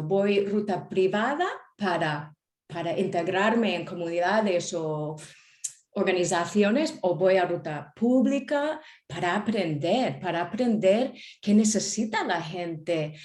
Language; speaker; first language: Spanish; non-native, fluent; English